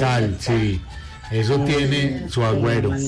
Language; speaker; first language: Spanish; native; Spanish